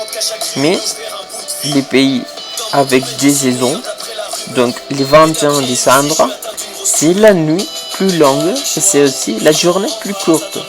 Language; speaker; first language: French; non-native, fluent; Spanish